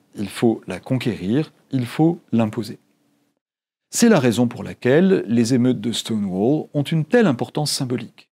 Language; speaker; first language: French; native; French